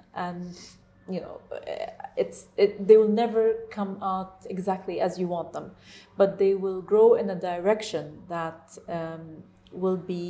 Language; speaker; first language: English; non-native, fluent; Arabic